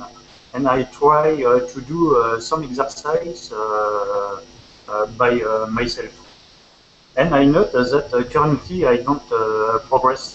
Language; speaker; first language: English; non-native, learner; French